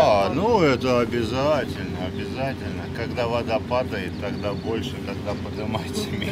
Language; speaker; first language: Russian; non-native, local second language; Estonian